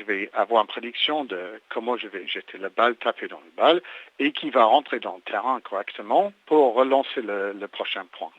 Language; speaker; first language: French; native; French